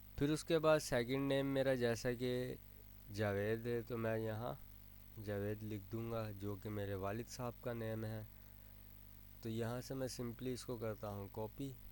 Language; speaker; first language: Urdu; native; Urdu